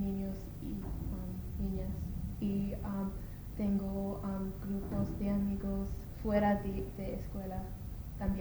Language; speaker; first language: Spanish; non-native, learner; English